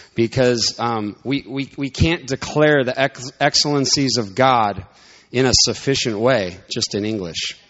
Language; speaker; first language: English; native; English